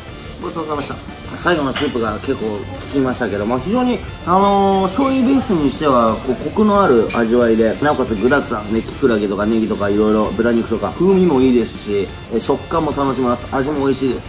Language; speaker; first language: Japanese; native; Japanese